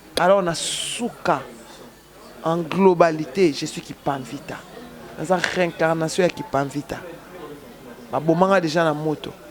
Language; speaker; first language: Lingala; native; Lingala